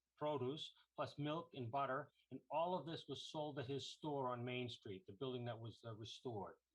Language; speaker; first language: English; native; English